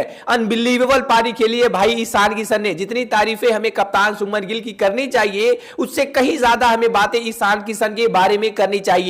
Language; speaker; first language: Hindi; native; Hindi